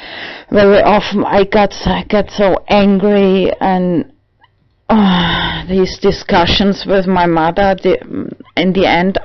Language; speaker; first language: English; non-native, learner; German